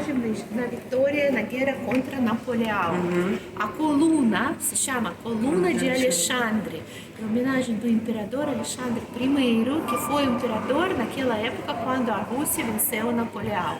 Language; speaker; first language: Portuguese; non-native, fluent; Russian